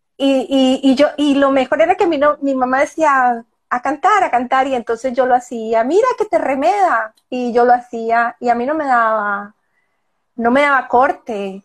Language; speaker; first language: Spanish; native; Spanish